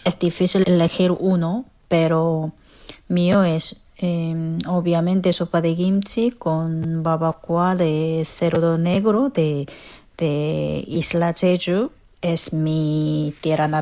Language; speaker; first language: Spanish; non-native, fluent; Korean